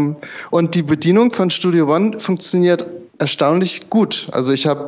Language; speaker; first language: German; native; German